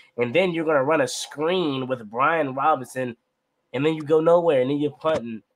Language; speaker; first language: English; native; English